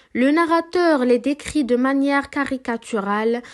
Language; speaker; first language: French; non-native, local second language; Arabic